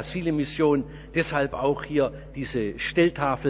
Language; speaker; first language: German; native; German